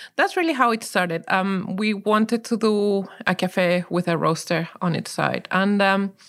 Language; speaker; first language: English; non-native, fluent; Spanish